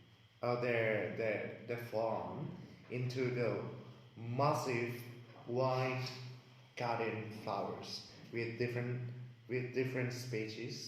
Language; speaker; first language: English; non-native, learner; Thai